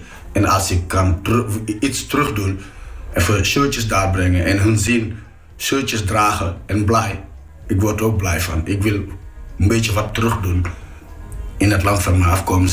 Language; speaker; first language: Dutch; non-native, fluent; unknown